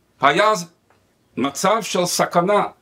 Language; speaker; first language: Hebrew; non-native, fluent; Spanish